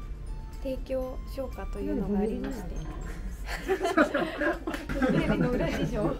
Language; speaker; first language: Japanese; native; Japanese